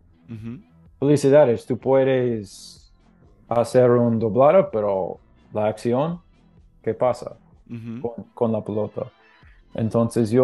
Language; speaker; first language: Spanish; non-native, learner; English